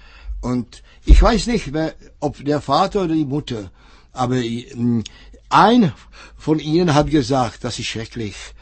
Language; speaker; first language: German; non-native, fluent; Czech